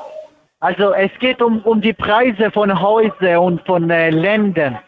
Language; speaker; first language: German; non-native, fluent; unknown